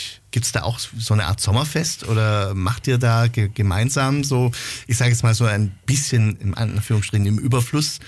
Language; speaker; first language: German; native; German